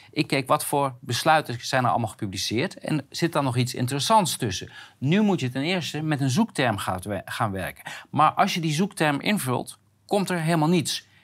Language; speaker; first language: Dutch; native; Dutch